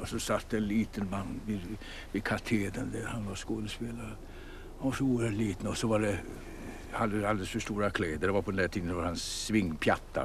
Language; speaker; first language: Swedish; native; Swedish